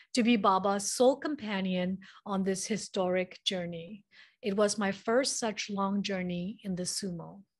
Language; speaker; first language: English; non-native, local second language; Manipuri